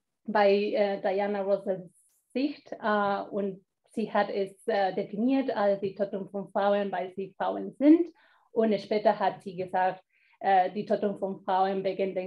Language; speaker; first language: German; non-native, fluent; Spanish